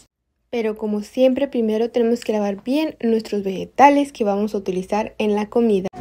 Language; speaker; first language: Spanish; native; Spanish